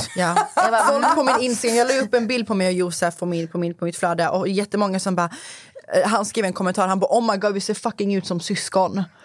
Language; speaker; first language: Swedish; early bilingual, other home language; Persian